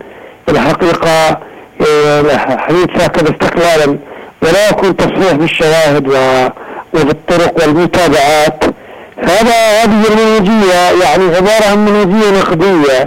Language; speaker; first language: Arabic; native; Arabic